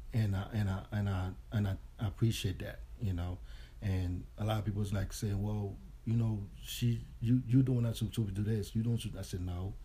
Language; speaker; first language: English; early bilingual, other home language; Haitian Creole